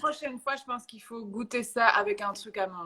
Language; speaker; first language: French; native; French